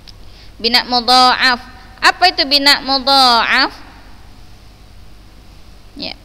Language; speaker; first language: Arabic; non-native, fluent; Indonesian